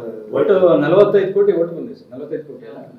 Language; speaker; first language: Kannada; native; Kannada